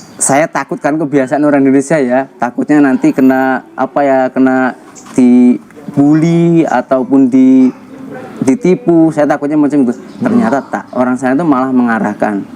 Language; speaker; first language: Indonesian; native; Indonesian